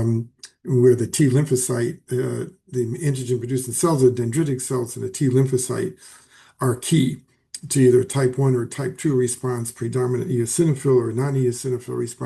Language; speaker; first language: English; native; English